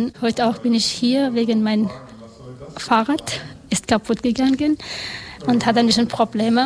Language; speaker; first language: German; non-native, learner; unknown